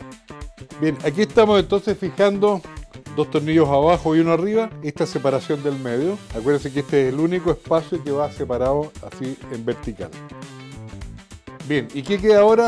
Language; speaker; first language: Spanish; native; Spanish